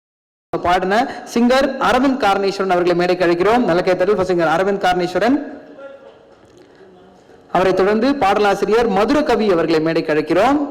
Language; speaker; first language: Tamil; native; Tamil